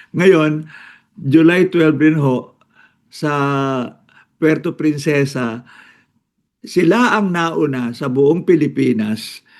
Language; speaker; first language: Filipino; native; Filipino